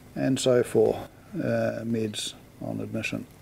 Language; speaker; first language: English; native; English